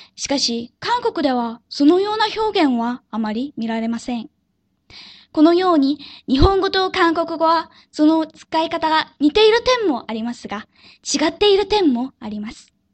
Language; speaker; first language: Japanese; non-native, fluent; Korean